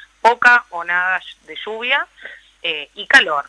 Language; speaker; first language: Spanish; native; Spanish